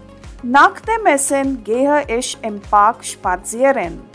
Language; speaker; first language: German; non-native, fluent; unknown